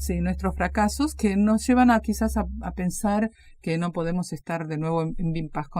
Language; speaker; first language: Spanish; native; Spanish